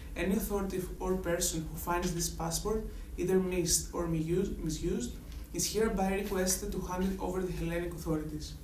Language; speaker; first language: English; non-native, fluent; Greek